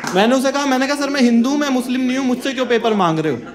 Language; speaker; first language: Hindi; native; Hindi